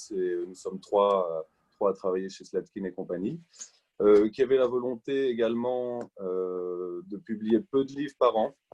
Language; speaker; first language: French; native; French